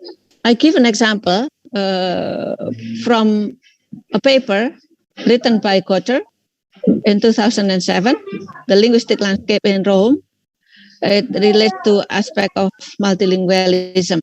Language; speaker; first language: English; non-native, fluent; Indonesian